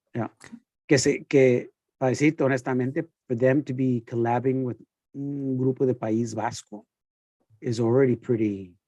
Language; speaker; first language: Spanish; early bilingual, heritage; Spanish